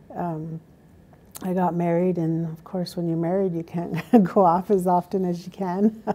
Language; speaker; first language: English; native; English